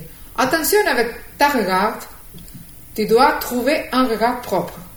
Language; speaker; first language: French; non-native, fluent; Spanish